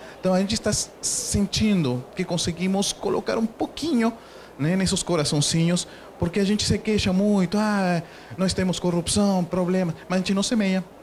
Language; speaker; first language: Portuguese; non-native, fluent; Spanish